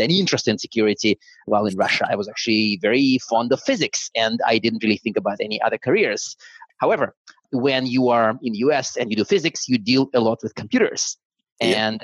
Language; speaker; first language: English; non-native, fluent; Russian